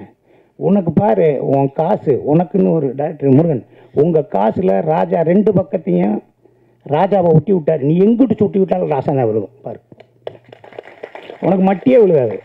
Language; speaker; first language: Tamil; native; Tamil